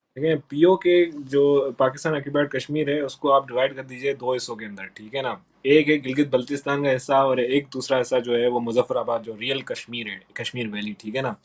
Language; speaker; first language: Urdu; non-native, local second language; Sindhi